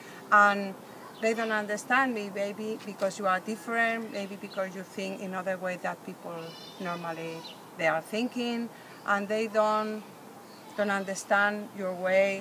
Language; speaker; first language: English; non-native, fluent; Spanish